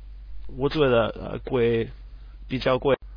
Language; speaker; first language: Chinese; non-native, learner; English